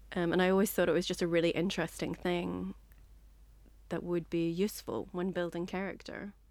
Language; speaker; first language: English; native; English